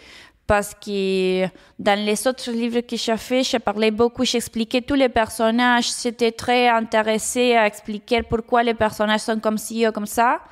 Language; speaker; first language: French; non-native, fluent; Spanish